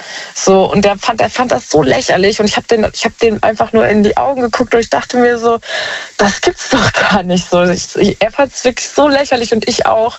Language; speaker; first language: German; native; German